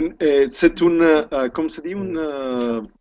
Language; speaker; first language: French; non-native, learner; Spanish